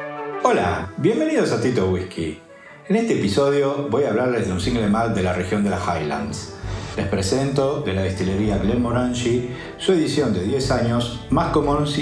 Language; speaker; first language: Spanish; native; Spanish